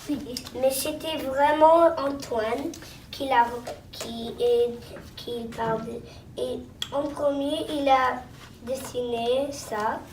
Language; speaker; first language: French; non-native, local second language; English